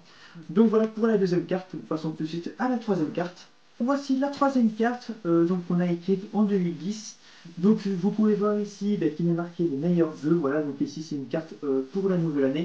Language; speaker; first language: French; native; French